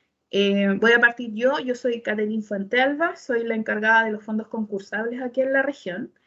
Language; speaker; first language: Spanish; native; Spanish